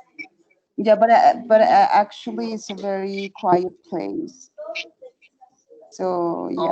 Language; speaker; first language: English; non-native, fluent; Spanish